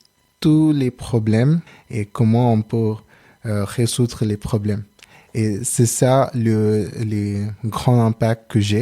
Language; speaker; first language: French; non-native, learner; Telugu